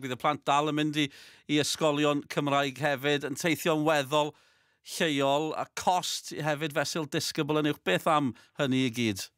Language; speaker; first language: Welsh; native; Welsh